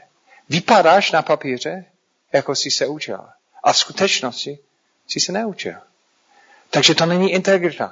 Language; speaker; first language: Czech; non-native, fluent; English